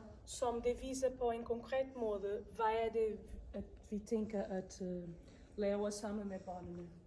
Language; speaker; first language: Danish; non-native, fluent; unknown